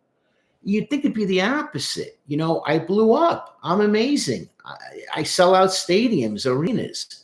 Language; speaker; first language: English; native; English